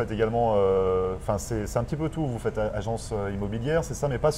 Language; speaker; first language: French; native; French